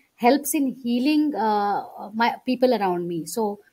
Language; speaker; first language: English; non-native, local second language; Gujarati